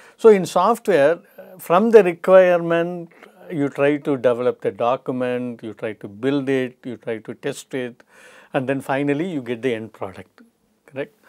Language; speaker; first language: English; non-native, local second language; Tamil